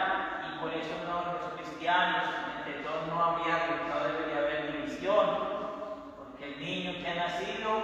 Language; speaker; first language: Spanish; native; Spanish